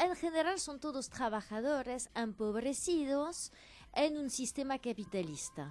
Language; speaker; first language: Spanish; non-native, fluent; French